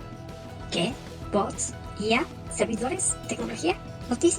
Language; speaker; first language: Spanish; native; Spanish